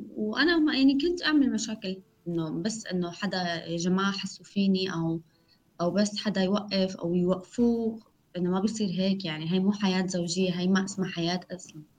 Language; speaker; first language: Arabic; non-native, local second language; Kurdish